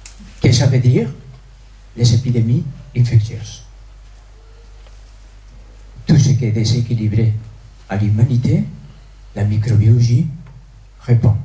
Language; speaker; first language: French; non-native, fluent; Spanish